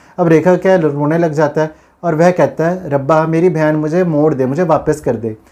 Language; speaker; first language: Hindi; non-native, local second language; Punjabi